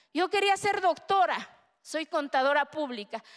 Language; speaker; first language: Spanish; early bilingual, other home language; Zapotec